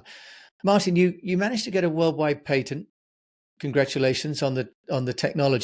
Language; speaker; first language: English; native; English